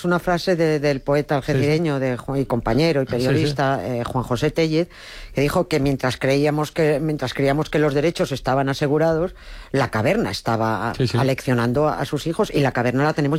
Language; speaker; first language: Spanish; native; Spanish